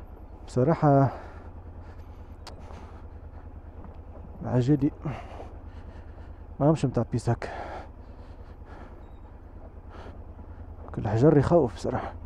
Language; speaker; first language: Arabic; native; Arabic